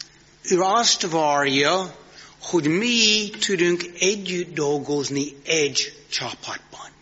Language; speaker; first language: Hungarian; non-native, fluent; English